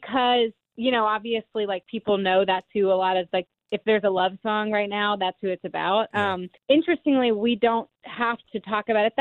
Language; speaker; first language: English; native; English